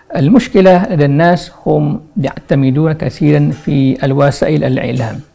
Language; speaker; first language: Arabic; non-native, fluent; Malay